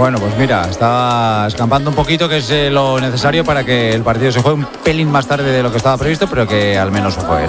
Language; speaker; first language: Spanish; native; Spanish